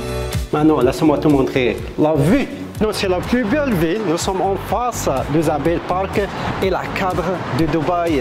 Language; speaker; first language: French; non-native, fluent; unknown